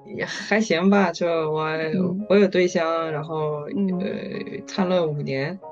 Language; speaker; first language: Chinese; non-native, fluent; French